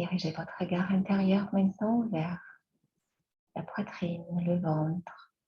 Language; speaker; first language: French; native; French